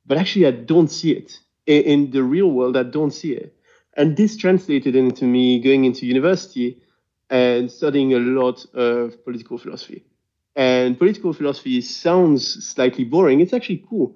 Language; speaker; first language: English; non-native, fluent; French